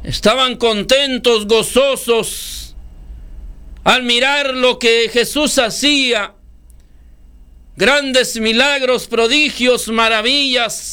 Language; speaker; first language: Spanish; native; Spanish